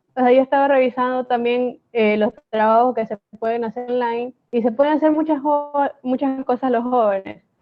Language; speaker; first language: Spanish; native; Spanish